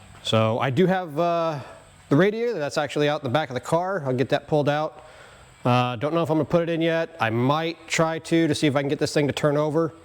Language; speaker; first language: English; native; English